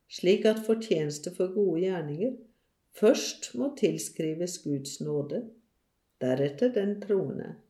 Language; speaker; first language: Norwegian; native; Norwegian